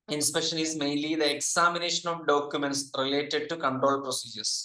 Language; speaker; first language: English; non-native, local second language; Malayalam